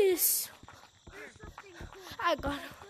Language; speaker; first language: English; native; English